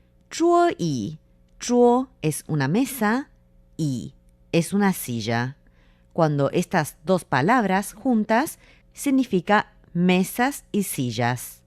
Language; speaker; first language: Spanish; non-native, fluent; Chinese